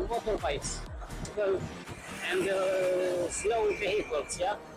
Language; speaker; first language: English; non-native, learner; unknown